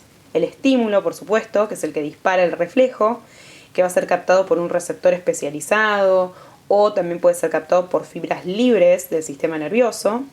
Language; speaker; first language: Spanish; native; Spanish